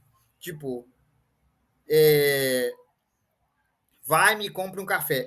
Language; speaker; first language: Portuguese; native; Portuguese